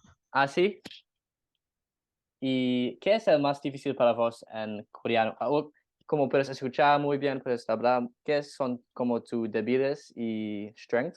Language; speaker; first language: Spanish; non-native, learner; English